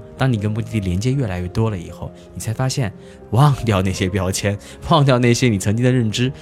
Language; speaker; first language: Chinese; native; Chinese